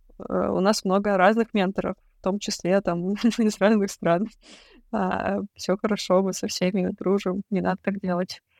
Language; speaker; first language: Russian; native; Russian